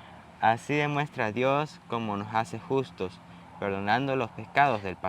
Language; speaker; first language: Spanish; native; Spanish